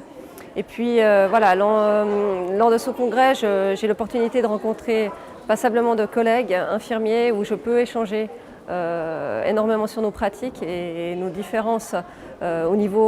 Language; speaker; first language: French; native; French